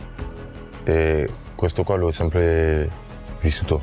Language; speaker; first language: Italian; non-native, fluent; French